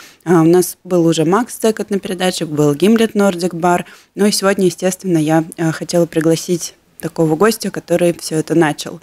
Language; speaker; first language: Russian; native; Russian